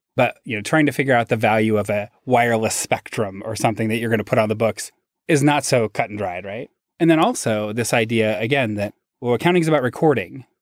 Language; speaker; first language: English; native; English